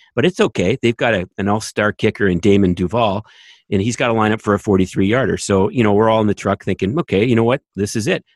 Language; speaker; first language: English; native; English